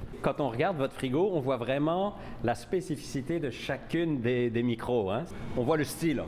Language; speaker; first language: French; native; French